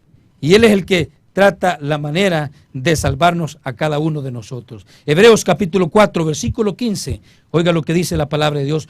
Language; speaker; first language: Spanish; native; Spanish